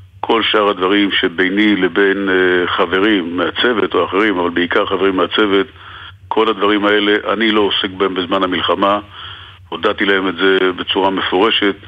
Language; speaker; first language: Hebrew; native; Hebrew